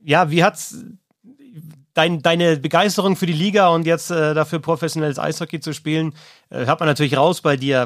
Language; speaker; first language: German; native; German